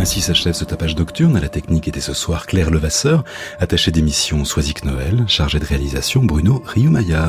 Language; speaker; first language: French; native; French